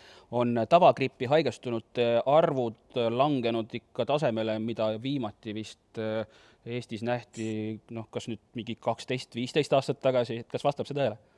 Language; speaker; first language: Estonian; native; Estonian